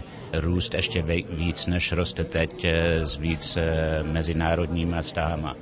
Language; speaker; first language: Czech; early bilingual, heritage; Czech